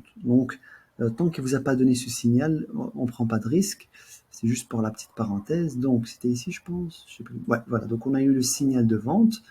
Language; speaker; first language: French; native; French